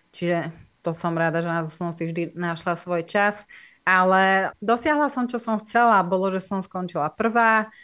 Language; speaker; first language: Slovak; non-native, local second language; Hungarian